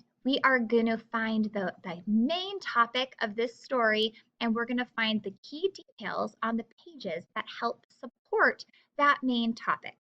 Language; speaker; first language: English; native; English